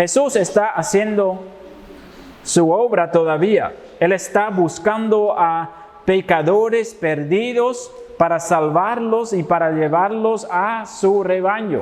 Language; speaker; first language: Spanish; non-native, fluent; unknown